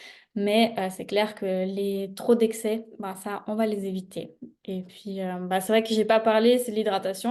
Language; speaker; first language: French; native; French